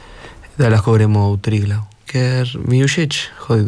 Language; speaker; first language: Slovenian; early bilingual, heritage; Spanish